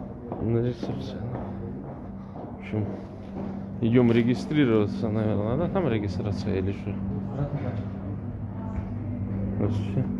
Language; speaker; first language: Russian; native; Russian